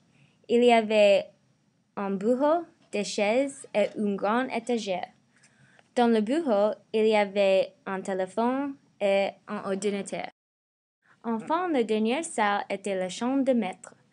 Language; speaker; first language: French; non-native, learner; English